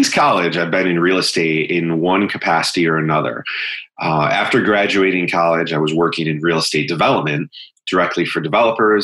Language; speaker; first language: English; native; English